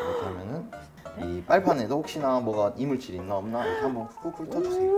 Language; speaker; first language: Korean; native; Korean